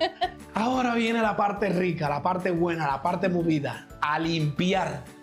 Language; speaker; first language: Spanish; native; Spanish